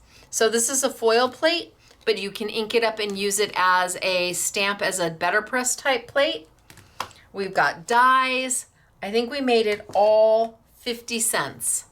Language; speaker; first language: English; native; English